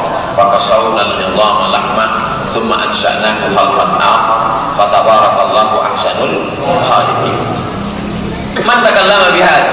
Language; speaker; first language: Arabic; non-native, fluent; Indonesian